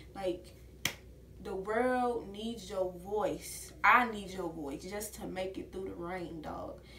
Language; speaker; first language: English; native; English